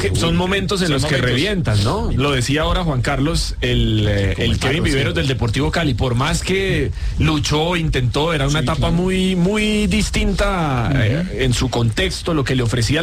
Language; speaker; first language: Spanish; native; Spanish